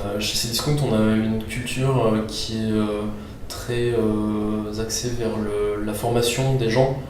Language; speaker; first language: French; native; French